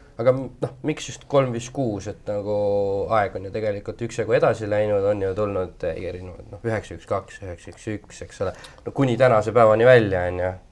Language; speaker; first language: Estonian; native; Estonian